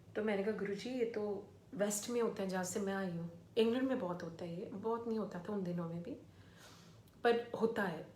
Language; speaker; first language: Hindi; early bilingual, other home language; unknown